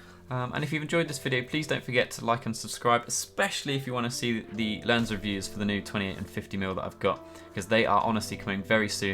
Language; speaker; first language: English; native; English